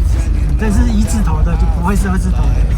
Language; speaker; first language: Chinese; native; Chinese